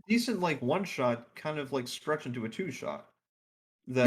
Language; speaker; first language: English; native; English